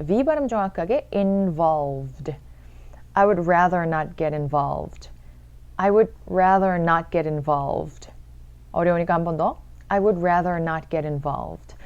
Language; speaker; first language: English; early bilingual, other home language; Korean